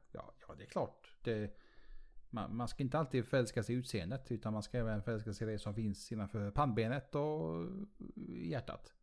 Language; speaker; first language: Swedish; native; Swedish